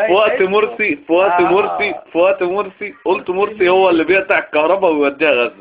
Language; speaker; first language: Arabic; native; Arabic